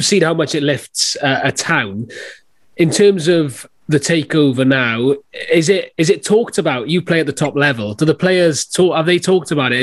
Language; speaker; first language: English; native; English